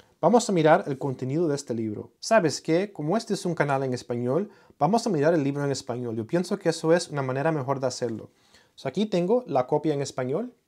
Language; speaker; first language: Spanish; early bilingual, heritage; Spanish